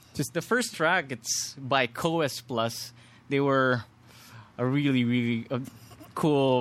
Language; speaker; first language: English; non-native, local second language; Filipino